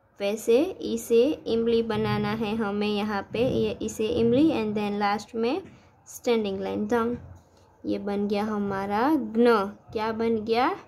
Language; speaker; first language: Hindi; non-native, local second language; Gujarati